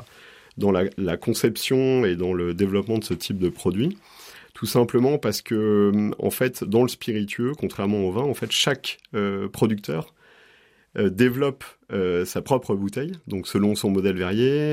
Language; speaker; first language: French; native; French